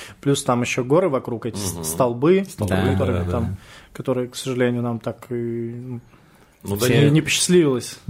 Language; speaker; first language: Russian; native; Russian